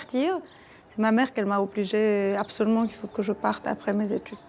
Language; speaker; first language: French; non-native, fluent; Persian